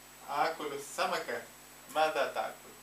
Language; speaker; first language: Arabic; non-native, learner; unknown